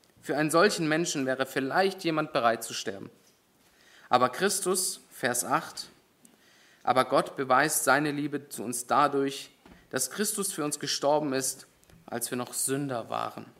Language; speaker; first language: German; native; German